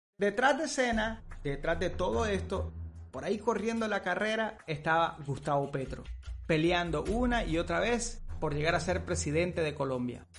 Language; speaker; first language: Spanish; native; Spanish